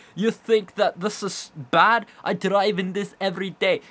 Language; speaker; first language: English; native; English